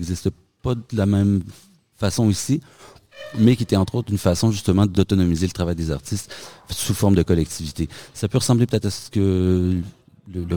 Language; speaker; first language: French; native; French